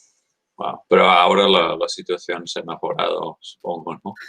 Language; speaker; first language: Spanish; non-native, fluent; English